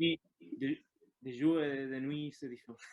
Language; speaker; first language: French; non-native, learner; Spanish